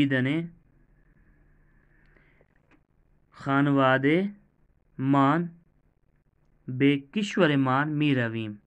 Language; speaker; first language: Persian; non-native, fluent; Urdu